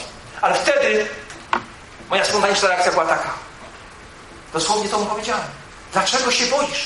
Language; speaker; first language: Polish; native; Polish